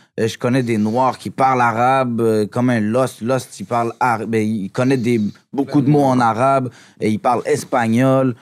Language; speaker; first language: French; native; French